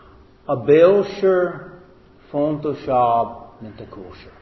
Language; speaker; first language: Hungarian; non-native, fluent; English